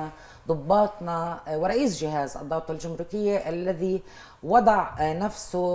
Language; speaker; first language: Arabic; native; Arabic